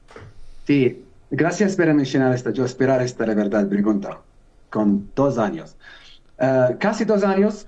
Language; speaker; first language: Spanish; non-native, learner; Arabic